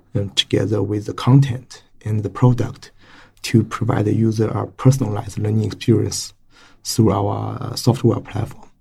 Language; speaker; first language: English; non-native, fluent; Chinese